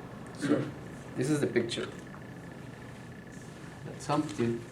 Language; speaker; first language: English; non-native, learner; Spanish